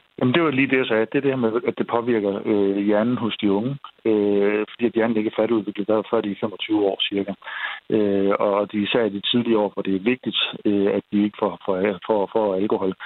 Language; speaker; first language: Danish; native; Danish